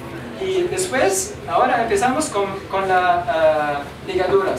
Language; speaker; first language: Spanish; non-native, learner; Arabic